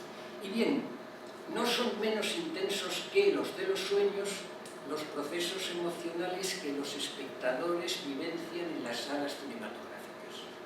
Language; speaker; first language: Spanish; native; Spanish